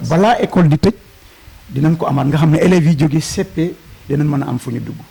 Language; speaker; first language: Wolof; non-native, local second language; Serer